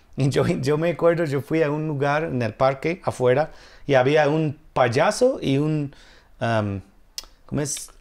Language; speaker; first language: Spanish; non-native, fluent; English